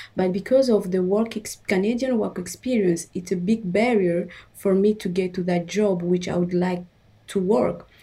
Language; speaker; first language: English; non-native, fluent; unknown